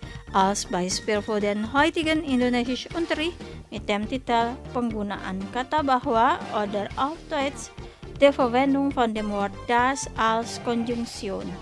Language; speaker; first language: German; non-native, fluent; Indonesian